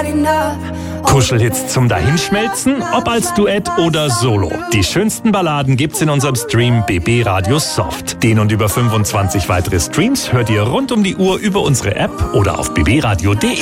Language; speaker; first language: German; native; German